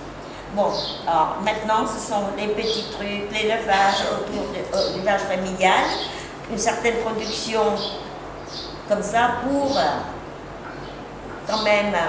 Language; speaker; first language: French; non-native, fluent; Vietnamese